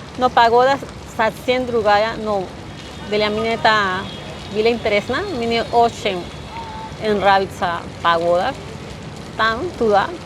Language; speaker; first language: Russian; non-native, learner; Spanish